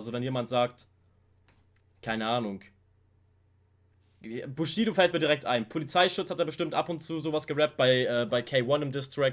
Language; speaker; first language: German; native; German